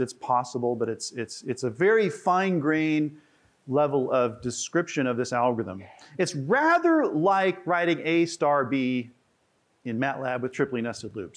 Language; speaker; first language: English; native; English